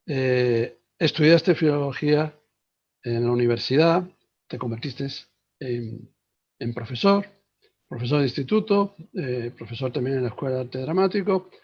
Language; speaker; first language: Spanish; native; Spanish